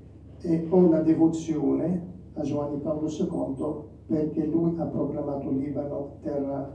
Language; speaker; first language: Italian; non-native, fluent; Arabic